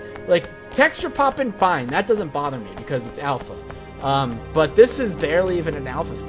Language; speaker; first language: English; native; English